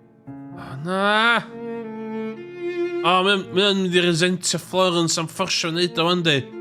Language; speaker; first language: Welsh; native; Welsh